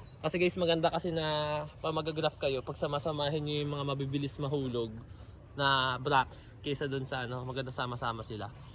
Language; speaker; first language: Filipino; native; Filipino